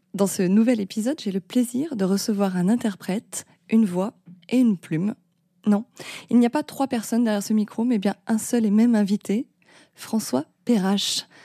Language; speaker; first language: French; native; French